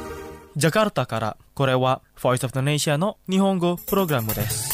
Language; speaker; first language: Japanese; non-native, fluent; Indonesian